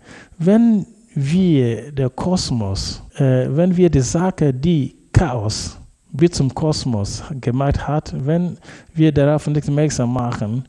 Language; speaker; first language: German; non-native, fluent; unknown